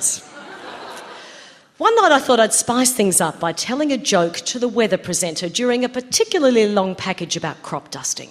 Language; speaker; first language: English; native; English